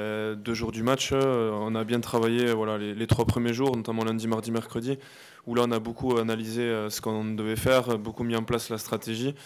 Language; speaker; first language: French; native; French